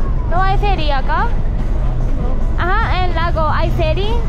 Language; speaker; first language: Spanish; non-native, learner; Japanese